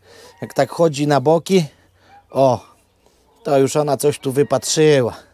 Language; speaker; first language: Polish; native; Polish